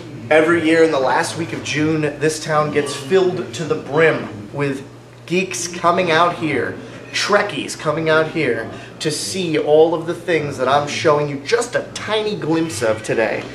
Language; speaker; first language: English; native; English